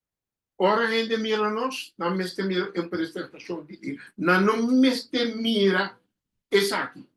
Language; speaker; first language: Portuguese; non-native, learner; Papiamento